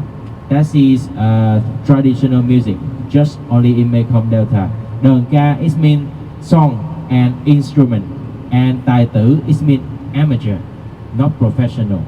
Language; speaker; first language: English; non-native, learner; Vietnamese